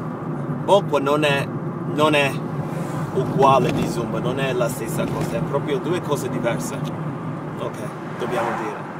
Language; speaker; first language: Italian; non-native, fluent; English